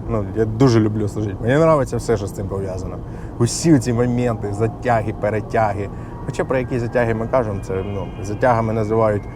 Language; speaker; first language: Ukrainian; non-native, local second language; Russian